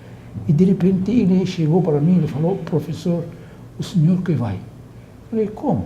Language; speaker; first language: Portuguese; non-native, fluent; Arabic